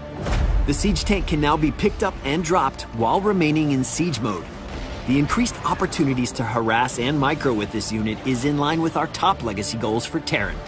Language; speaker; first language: English; native; English